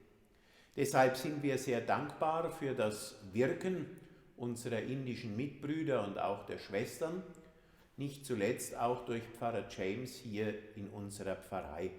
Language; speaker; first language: German; native; German